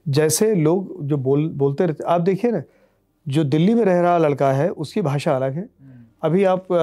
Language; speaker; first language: Hindi; native; Hindi